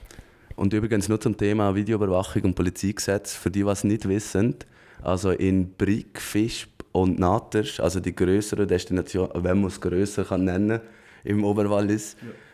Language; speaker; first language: German; native; German